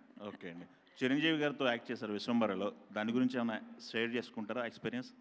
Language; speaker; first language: Telugu; native; Telugu